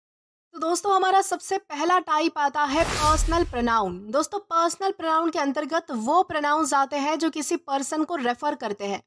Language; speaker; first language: Hindi; native; Hindi